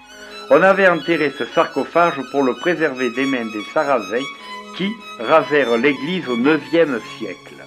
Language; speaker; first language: French; native; French